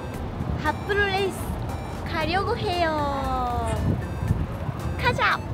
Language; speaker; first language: Korean; non-native, learner; Japanese